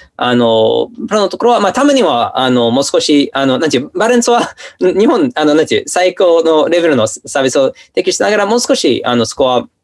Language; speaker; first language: Japanese; non-native, fluent; English